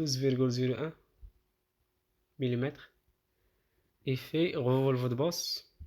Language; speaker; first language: French; non-native, local second language; Arabic